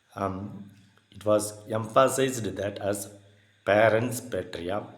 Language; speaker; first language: English; non-native, local second language; Tamil